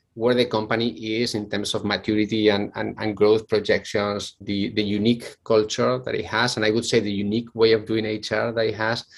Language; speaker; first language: English; non-native, fluent; Spanish